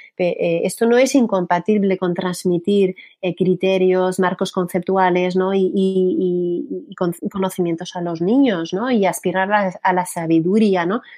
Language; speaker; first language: Spanish; non-native, fluent; French